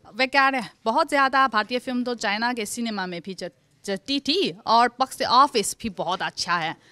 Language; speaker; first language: Hindi; non-native, fluent; Chinese